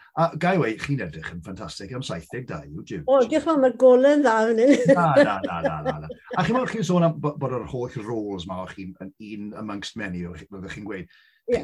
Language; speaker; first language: Welsh; native; Welsh